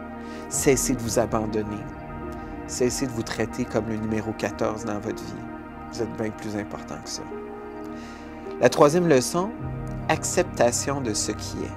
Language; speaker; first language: French; native; French